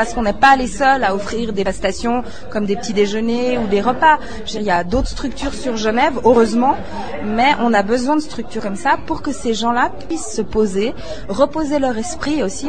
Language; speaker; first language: French; native; French